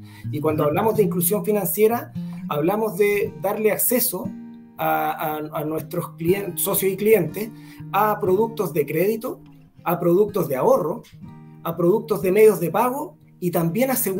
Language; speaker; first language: Spanish; native; Spanish